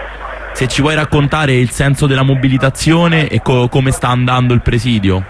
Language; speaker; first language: Italian; native; Italian